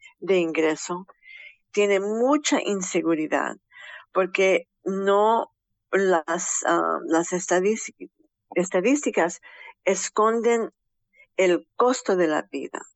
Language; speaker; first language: Spanish; early bilingual, heritage; Spanish